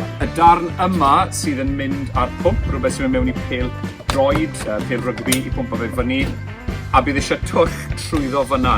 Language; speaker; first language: Welsh; native; Welsh